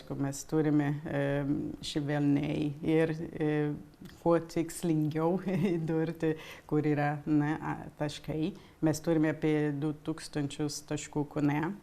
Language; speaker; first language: Lithuanian; early bilingual, heritage; Lithuanian